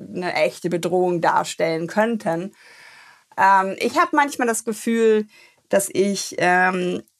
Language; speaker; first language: German; native; German